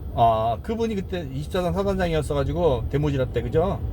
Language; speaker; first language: Korean; native; Korean